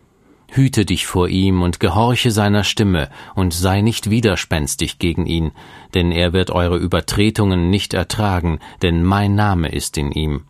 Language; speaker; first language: German; native; German